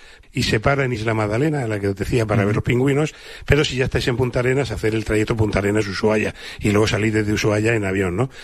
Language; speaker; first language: Spanish; native; Spanish